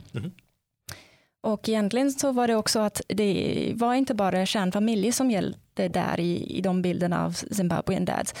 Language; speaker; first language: Swedish; non-native, fluent; English